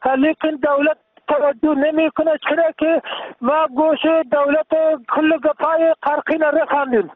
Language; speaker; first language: Persian; non-native, local second language; Turkmen